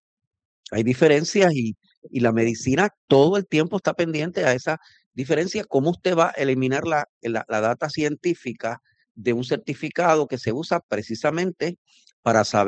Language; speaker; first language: Spanish; native; Spanish